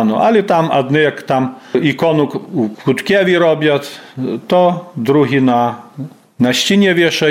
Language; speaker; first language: Polish; non-native, local second language; Ukrainian